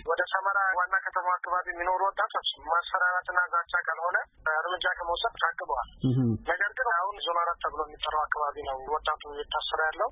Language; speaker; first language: Amharic; non-native, local second language; Afar